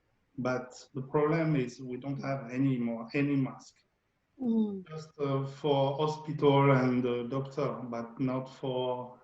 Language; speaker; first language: English; non-native, learner; French